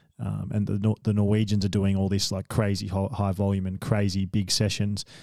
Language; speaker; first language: English; native; English